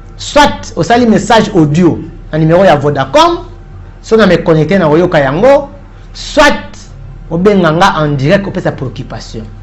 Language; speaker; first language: Lingala; native; Lingala